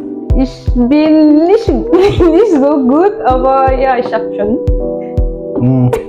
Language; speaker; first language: German; non-native, learner; French